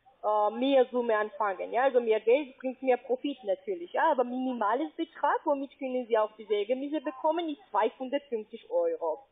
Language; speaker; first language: German; non-native, learner; Spanish